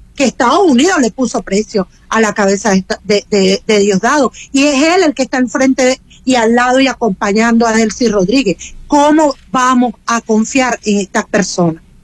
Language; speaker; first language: Spanish; native; Spanish